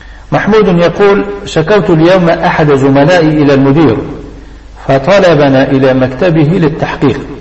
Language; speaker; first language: Arabic; non-native, fluent; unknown